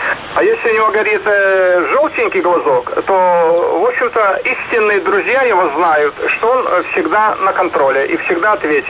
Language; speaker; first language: Russian; native; Russian